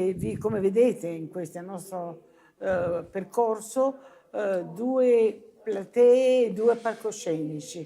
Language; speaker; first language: Italian; native; Italian